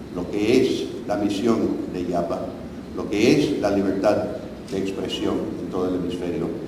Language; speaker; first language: Spanish; non-native, fluent; English